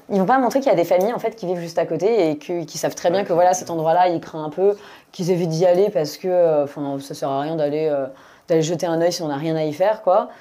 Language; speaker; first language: French; native; French